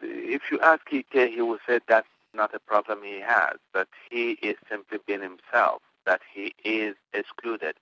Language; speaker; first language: English; non-native, local second language; Igbo